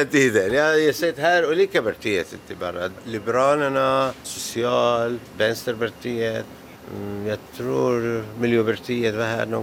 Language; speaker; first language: Swedish; non-native, learner; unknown